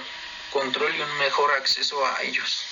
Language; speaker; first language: Spanish; native; Spanish